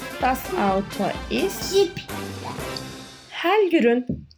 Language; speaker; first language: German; non-native, learner; Turkish